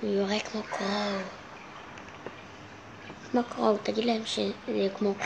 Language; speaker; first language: Hebrew; native; Hebrew